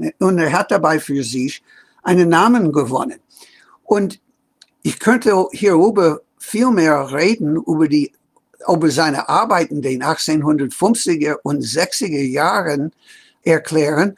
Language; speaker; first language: German; non-native, fluent; English